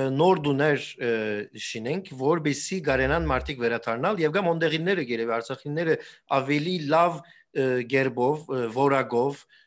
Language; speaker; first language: Armenian; early bilingual, heritage; Armenian